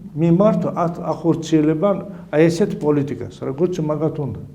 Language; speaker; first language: Georgian; non-native, local second language; Azerbaijani